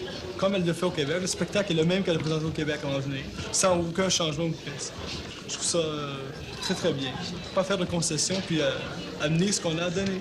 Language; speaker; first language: French; native; French